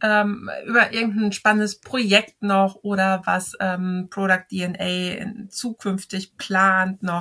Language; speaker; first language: German; native; German